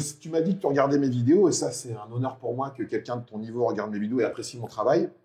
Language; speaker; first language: French; native; French